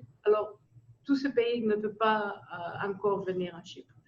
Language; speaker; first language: French; non-native, fluent; Greek